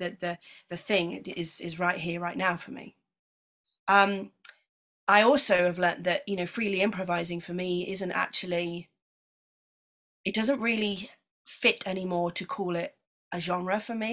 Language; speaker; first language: English; native; English